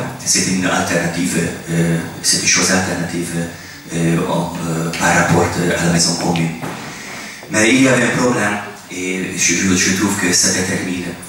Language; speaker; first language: French; non-native, fluent; Hungarian